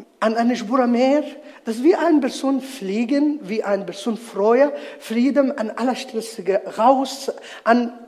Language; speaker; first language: German; non-native, learner; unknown